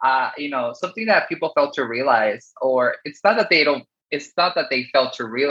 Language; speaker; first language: English; early bilingual, other home language; Spanish